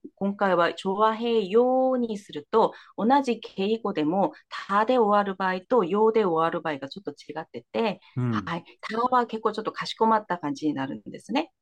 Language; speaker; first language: Japanese; non-native, fluent; Korean